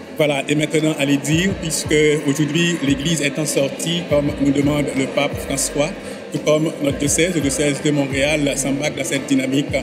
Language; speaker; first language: French; non-native, local second language; Haitian Creole